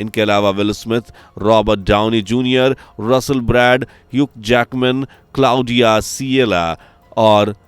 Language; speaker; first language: Hindi; native; Hindi